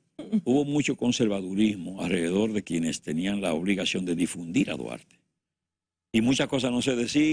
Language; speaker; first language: Spanish; native; Spanish